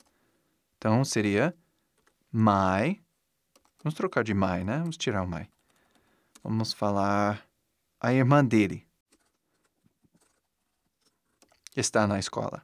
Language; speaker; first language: Portuguese; non-native, fluent; English